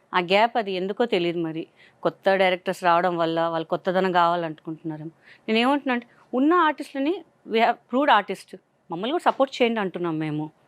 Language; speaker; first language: Telugu; non-native, local second language; Hindi